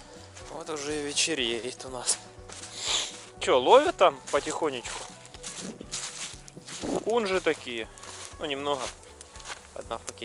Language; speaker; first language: Russian; native; Russian